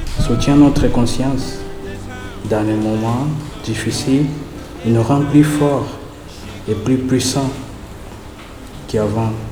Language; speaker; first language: French; non-native, learner; Kongo